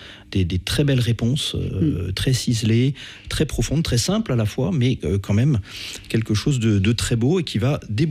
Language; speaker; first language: French; native; French